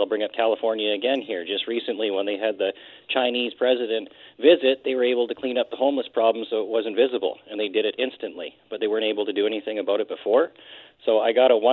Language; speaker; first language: English; native; English